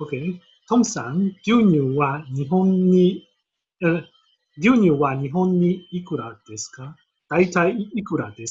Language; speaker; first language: Japanese; non-native, learner; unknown